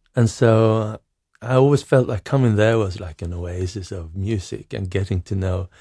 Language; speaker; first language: English; non-native, fluent; Swedish